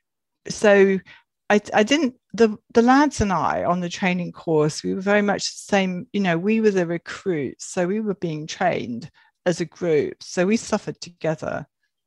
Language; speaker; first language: English; native; English